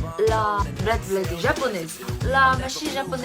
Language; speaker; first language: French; non-native, fluent; Korean